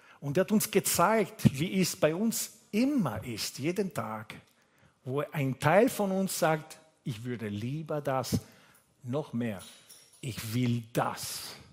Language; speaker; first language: German; non-native, fluent; Italian